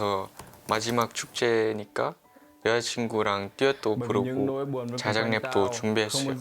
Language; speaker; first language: Korean; early bilingual, other home language; English